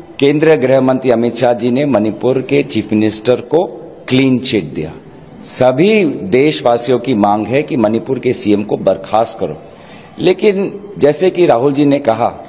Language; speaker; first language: Hindi; non-native, local second language; Assamese